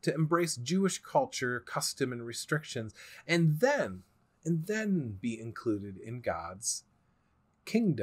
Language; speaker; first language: English; native; English